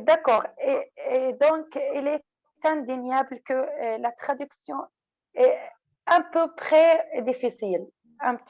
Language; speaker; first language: French; non-native, fluent; Arabic